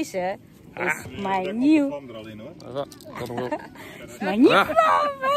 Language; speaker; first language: Dutch; non-native, learner; Indonesian